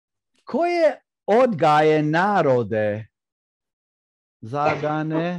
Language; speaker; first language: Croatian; early bilingual, heritage; Croatian